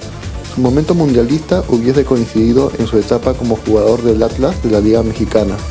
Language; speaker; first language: Spanish; native; Spanish